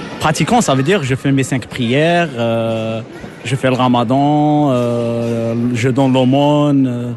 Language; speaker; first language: French; non-native, local second language; Arabic